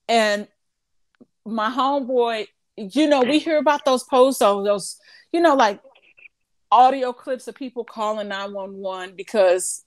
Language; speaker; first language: English; native; English